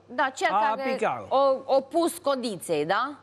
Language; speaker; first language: Romanian; native; Romanian